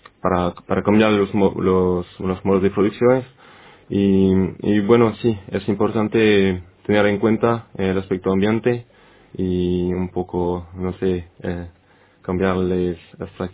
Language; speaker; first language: Spanish; non-native, fluent; French